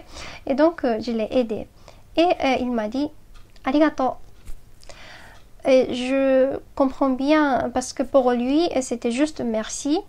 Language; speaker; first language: French; non-native, fluent; Japanese